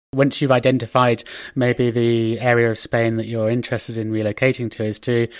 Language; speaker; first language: English; native; English